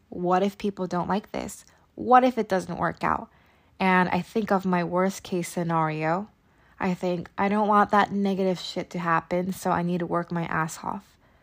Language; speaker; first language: English; native; English